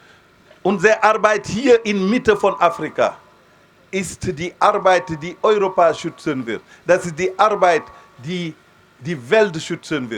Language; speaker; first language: German; non-native, fluent; Wolof